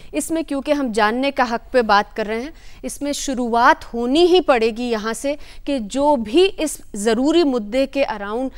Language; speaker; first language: Hindi; native; Hindi